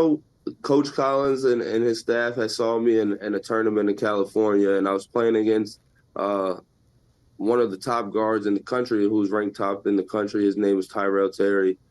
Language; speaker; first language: English; native; English